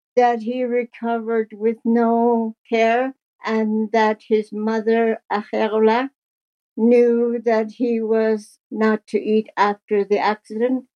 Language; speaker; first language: English; native; English